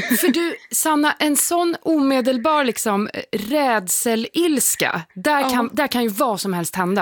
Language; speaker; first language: Swedish; native; Swedish